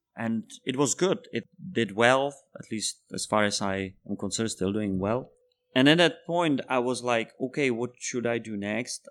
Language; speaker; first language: English; non-native, fluent; Czech